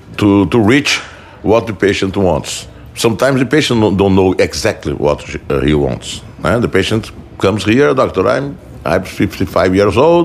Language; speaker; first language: English; non-native, fluent; Portuguese